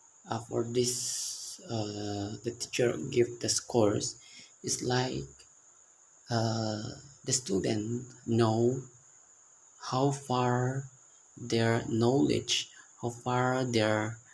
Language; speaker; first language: English; non-native, learner; Indonesian